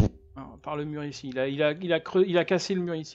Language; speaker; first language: French; native; French